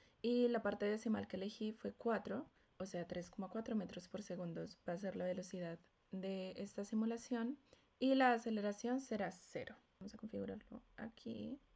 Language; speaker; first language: Spanish; native; Spanish